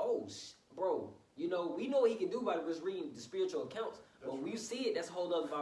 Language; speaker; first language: English; native; English